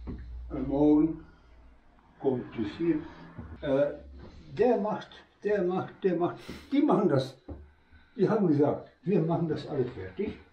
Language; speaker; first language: German; non-native, fluent; Bosnian